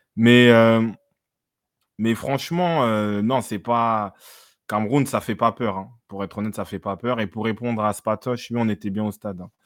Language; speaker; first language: French; native; French